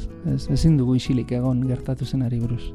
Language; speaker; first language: Basque; native; Basque